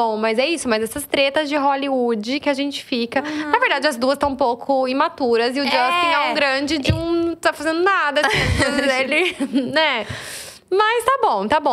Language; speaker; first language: Portuguese; native; Portuguese